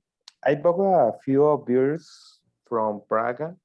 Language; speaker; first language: English; non-native, learner; Spanish